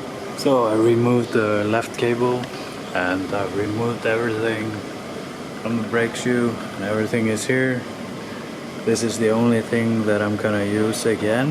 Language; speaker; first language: English; non-native, fluent; Icelandic